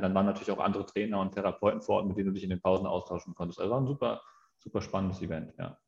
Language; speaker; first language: German; native; German